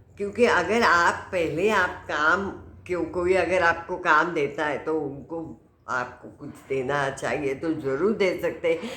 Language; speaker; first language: Hindi; non-native, local second language; Marathi